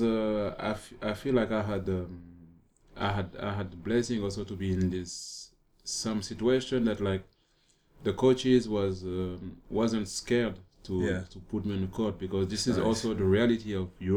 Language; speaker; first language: English; non-native, fluent; French